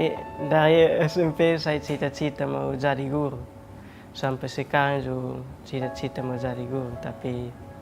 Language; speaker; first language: Indonesian; non-native, local second language; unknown